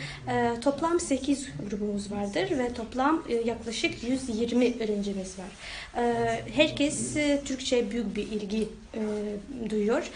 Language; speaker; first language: Turkish; non-native, fluent; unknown